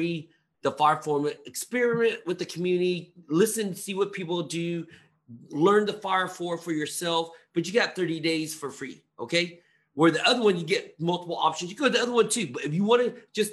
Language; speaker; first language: English; native; English